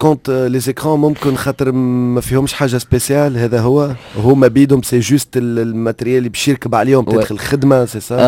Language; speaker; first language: Arabic; native; Arabic